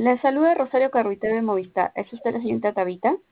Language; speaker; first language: Spanish; native; Spanish